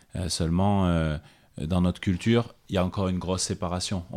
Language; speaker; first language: French; native; French